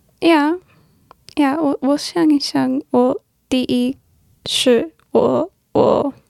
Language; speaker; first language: Chinese; non-native, learner; English